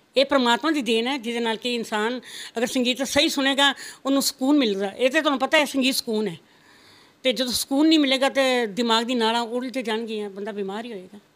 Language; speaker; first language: Punjabi; non-native, local second language; Rajasthani